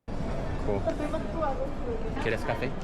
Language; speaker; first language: Spanish; non-native, learner; English